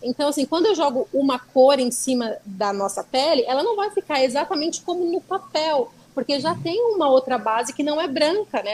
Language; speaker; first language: Portuguese; native; Portuguese